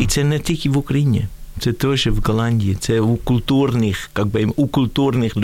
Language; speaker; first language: Ukrainian; non-native, fluent; Dutch